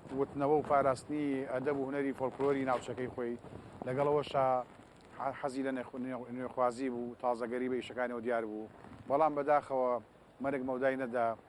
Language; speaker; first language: Central Kurdish; non-native, local second language; Gurani